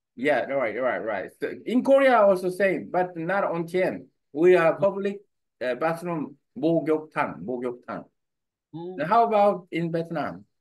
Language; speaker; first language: English; non-native, learner; Korean